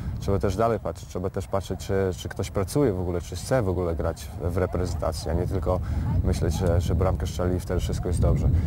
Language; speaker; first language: Polish; early bilingual, heritage; Polish